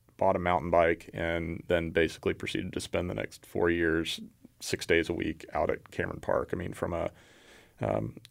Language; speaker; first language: English; native; English